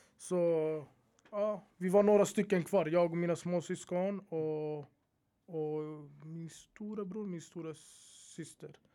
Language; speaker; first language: Swedish; early bilingual, other home language; Arabic